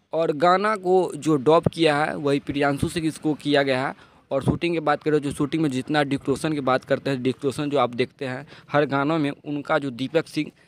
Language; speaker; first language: Hindi; non-native, local second language; Bhojpuri